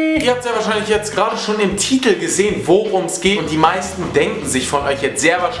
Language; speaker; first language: German; native; German